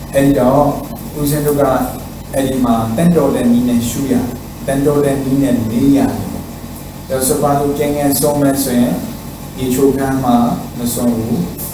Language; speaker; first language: Burmese; non-native, fluent; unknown